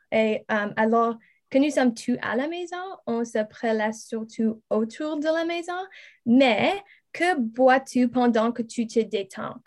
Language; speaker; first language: French; non-native, learner; English